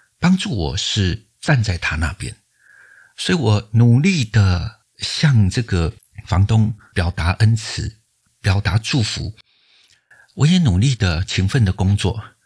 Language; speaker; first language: Chinese; native; Chinese